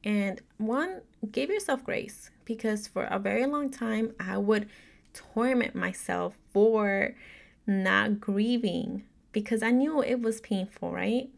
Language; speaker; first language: English; native; English